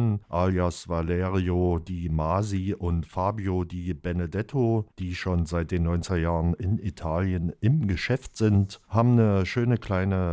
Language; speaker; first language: German; native; German